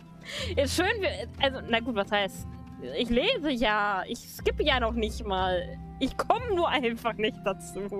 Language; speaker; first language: German; native; German